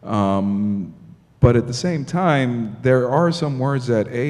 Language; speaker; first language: English; native; English